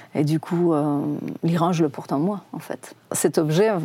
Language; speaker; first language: French; non-native, fluent; Persian